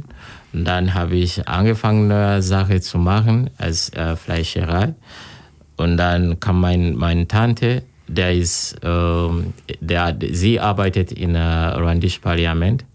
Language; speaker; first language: German; non-native, learner; Kinyarwanda